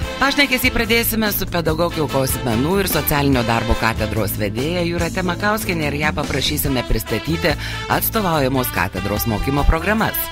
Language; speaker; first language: Lithuanian; native; Lithuanian